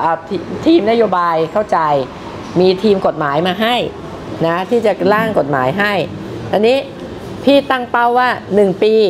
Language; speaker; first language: Thai; native; Thai